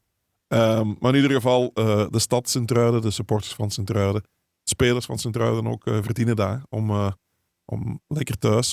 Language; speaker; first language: Dutch; native; Dutch